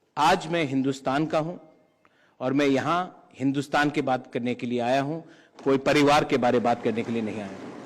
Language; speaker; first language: Hindi; non-native, local second language; Kok Borok